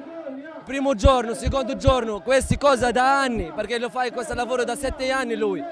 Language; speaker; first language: Italian; non-native, learner; Arabic